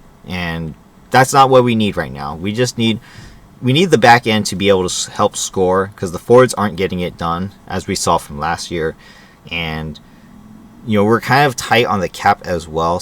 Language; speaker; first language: English; native; English